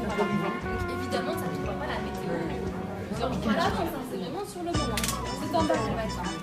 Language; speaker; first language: French; native; French